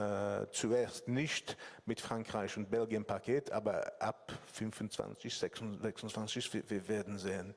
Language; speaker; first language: German; non-native, learner; English